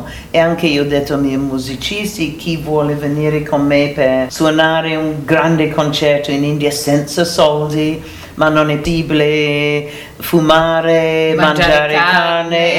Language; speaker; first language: Italian; non-native, learner; English